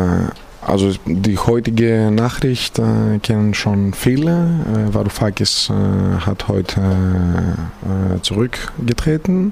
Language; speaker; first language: German; non-native, fluent; Greek